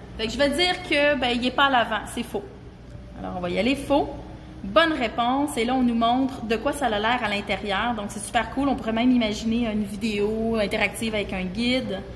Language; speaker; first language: French; native; French